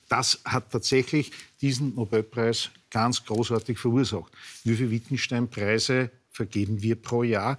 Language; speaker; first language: German; native; German